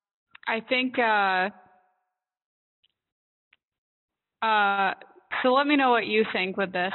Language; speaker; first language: English; native; English